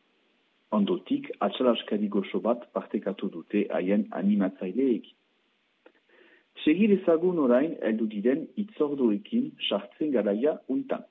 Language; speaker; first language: Basque; native; Basque